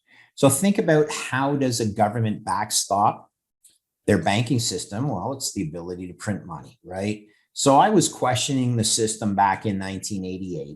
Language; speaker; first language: English; native; English